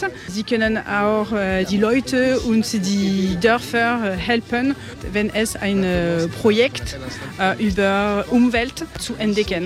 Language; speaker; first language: German; non-native, learner; French